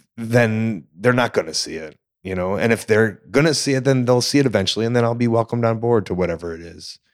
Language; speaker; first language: English; native; English